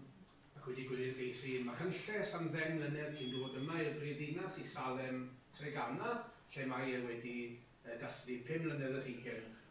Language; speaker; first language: Welsh; native; Welsh